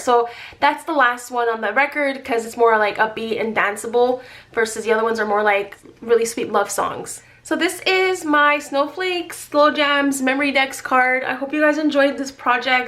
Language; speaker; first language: English; native; English